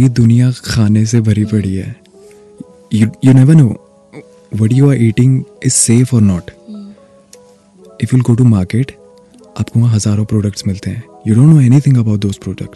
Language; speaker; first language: English; non-native, local second language; Hindi